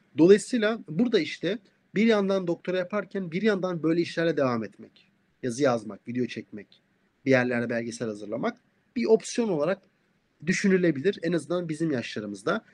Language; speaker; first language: Turkish; native; Turkish